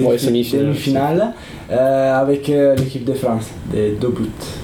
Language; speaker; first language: French; non-native, learner; Italian